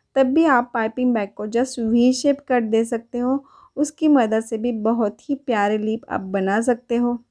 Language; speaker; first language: Hindi; non-native, local second language; Marathi